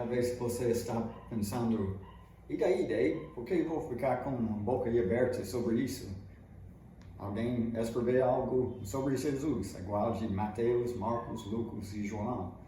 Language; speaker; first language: Portuguese; non-native, fluent; English